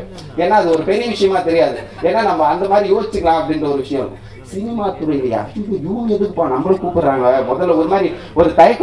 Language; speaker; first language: Tamil; native; Tamil